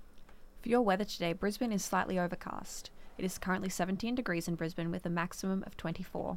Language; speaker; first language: English; native; English